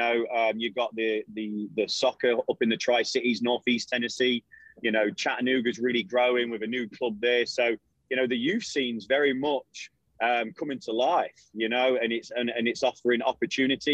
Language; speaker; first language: English; native; English